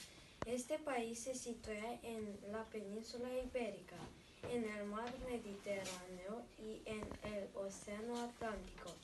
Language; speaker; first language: Spanish; non-native, learner; Romanian